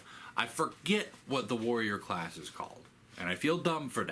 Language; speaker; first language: English; native; English